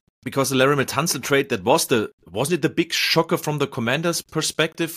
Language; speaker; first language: English; non-native, fluent; German